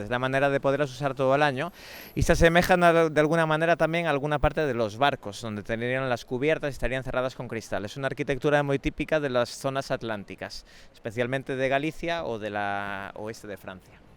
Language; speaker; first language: Spanish; native; Spanish